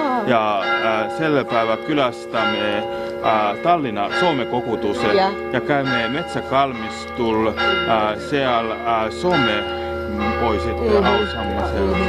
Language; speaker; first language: Finnish; non-native, learner; Estonian